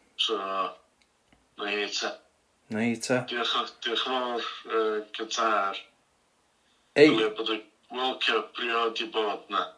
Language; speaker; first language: Welsh; native; Welsh